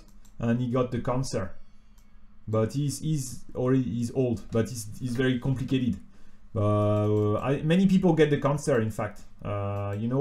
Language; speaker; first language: English; non-native, fluent; French